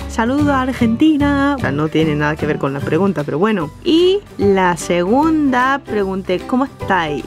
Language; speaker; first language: Spanish; non-native, fluent; Japanese